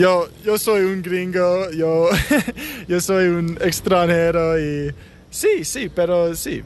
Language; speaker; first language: Spanish; non-native, learner; English